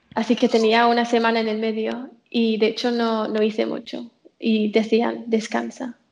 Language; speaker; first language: Spanish; non-native, fluent; English